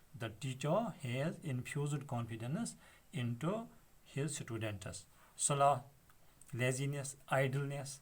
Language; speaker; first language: English; non-native, local second language; Kashmiri